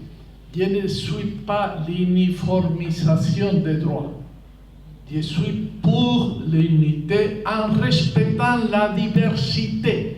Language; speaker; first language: French; non-native, fluent; Spanish